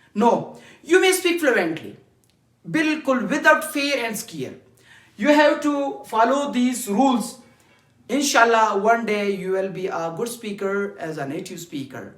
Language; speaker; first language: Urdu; non-native, local second language; Pashto